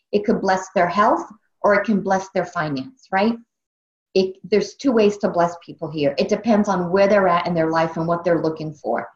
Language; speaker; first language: English; native; English